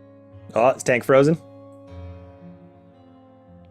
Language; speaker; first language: English; native; English